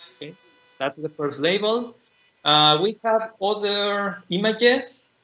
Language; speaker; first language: English; non-native, fluent; Spanish